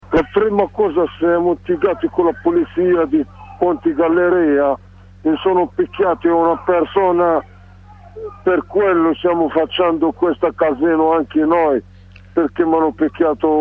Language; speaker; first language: Italian; non-native, learner; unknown